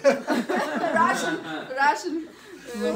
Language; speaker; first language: English; non-native, learner; Russian